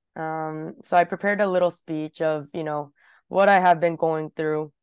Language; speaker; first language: English; early bilingual, other home language; Japanese